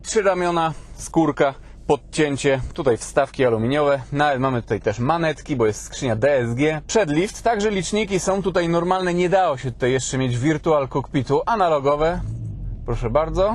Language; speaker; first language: Polish; native; Polish